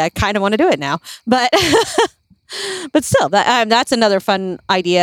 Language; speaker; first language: English; native; English